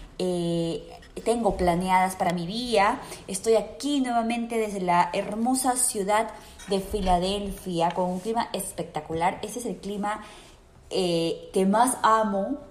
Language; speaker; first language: Spanish; native; Spanish